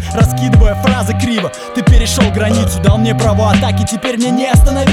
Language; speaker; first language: Russian; native; Russian